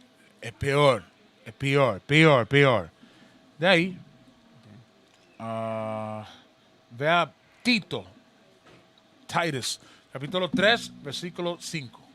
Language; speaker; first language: Portuguese; non-native, learner; Spanish